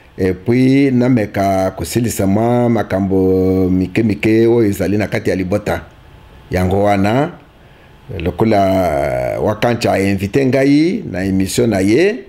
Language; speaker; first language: Lingala; native; Lingala